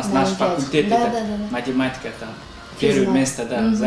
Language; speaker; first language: Russian; non-native, learner; Uzbek